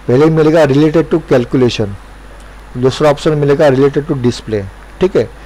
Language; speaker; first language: Hindi; non-native, local second language; Gujarati